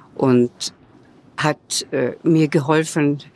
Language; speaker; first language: German; native; German